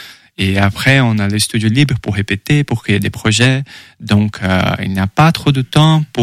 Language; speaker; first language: French; non-native, fluent; Portuguese